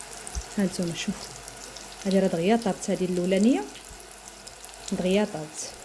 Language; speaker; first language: Arabic; native; Arabic